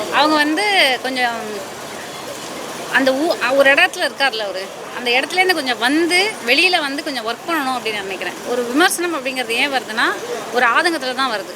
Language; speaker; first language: Tamil; native; Tamil